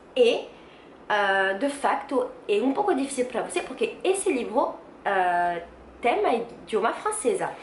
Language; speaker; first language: Portuguese; non-native, learner; French